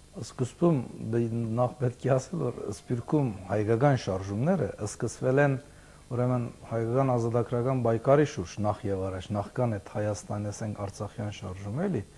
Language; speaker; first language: Armenian; early bilingual, heritage; Armenian